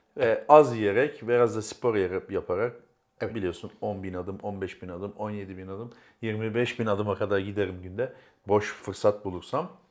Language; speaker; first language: Turkish; native; Turkish